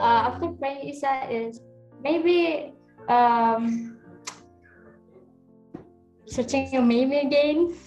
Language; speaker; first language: English; non-native, learner; Indonesian